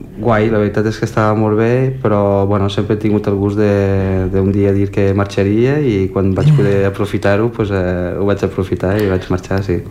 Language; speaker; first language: Catalan; non-native, fluent; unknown